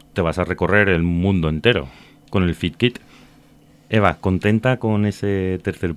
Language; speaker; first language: Spanish; native; Spanish